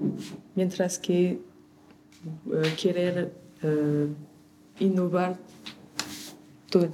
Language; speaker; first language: Spanish; non-native, fluent; French